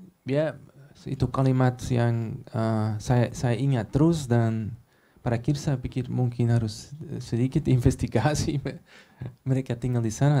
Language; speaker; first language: Indonesian; non-native, learner; Dutch